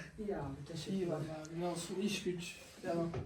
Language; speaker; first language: Turkish; native; Turkish